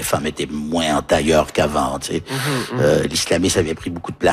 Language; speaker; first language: French; early bilingual, heritage; French